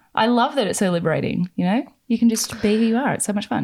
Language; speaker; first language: English; native; English